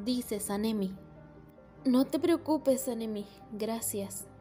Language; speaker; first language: Spanish; native; Spanish